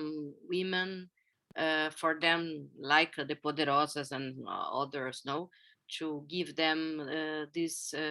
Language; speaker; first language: English; non-native, fluent; Portuguese